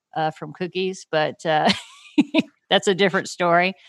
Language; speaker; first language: English; native; English